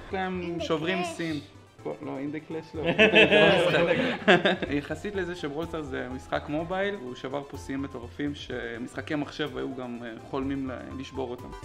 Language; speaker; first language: Hebrew; native; Hebrew